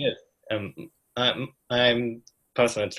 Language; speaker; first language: English; non-native, learner; Japanese